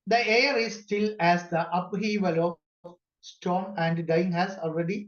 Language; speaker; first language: English; non-native, local second language; Malayalam